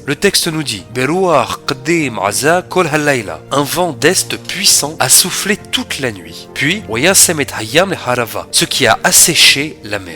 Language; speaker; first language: French; native; French